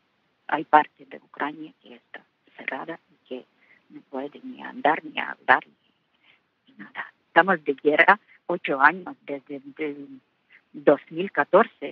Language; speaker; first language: Spanish; non-native, learner; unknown